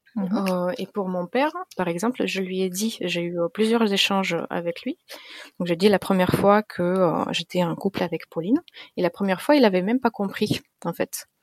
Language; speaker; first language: French; non-native, fluent; Russian